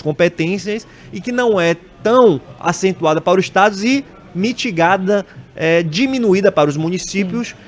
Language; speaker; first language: Portuguese; native; Portuguese